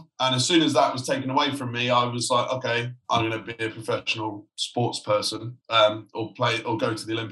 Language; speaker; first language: English; native; English